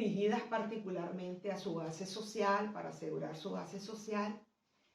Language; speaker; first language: Spanish; native; Spanish